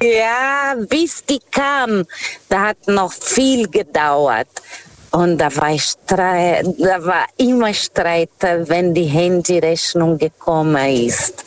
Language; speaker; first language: German; non-native, fluent; Portuguese